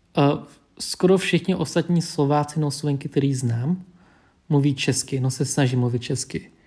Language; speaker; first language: Czech; early bilingual, other home language; Vietnamese